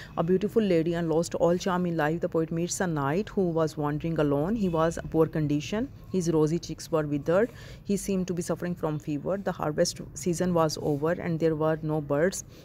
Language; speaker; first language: Urdu; non-native, local second language; Punjabi